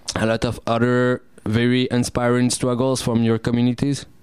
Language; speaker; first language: English; non-native, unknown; French